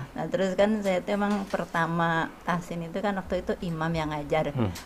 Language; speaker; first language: Indonesian; native; Indonesian